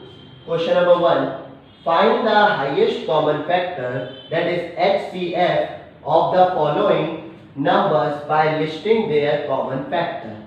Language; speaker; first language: English; non-native, local second language; Hindi